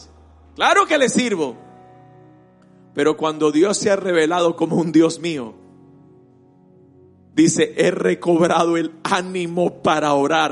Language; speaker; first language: Spanish; native; Spanish